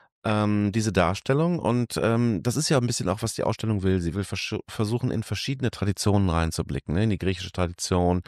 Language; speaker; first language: German; native; German